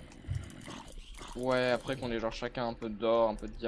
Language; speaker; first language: French; native; French